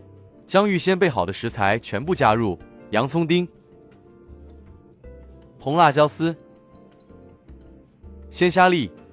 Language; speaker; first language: Chinese; native; Chinese